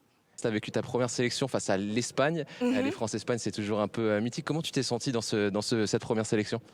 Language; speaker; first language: French; native; French